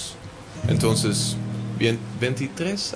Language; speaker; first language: Spanish; non-native, learner; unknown